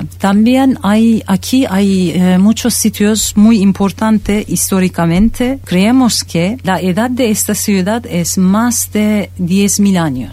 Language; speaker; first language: Spanish; non-native, fluent; Turkish